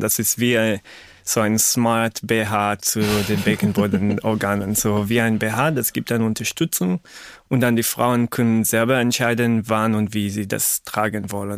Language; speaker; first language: German; non-native, fluent; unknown